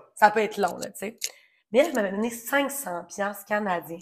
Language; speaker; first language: French; native; French